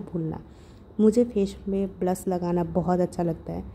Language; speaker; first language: Hindi; non-native, local second language; Bangla